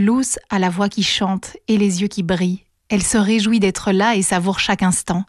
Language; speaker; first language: French; native; French